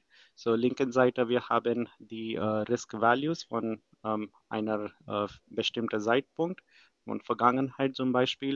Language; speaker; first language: German; non-native, fluent; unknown